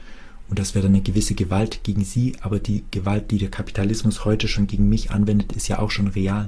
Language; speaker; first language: German; native; German